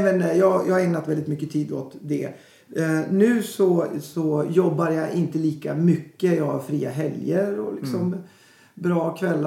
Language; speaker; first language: Swedish; native; Swedish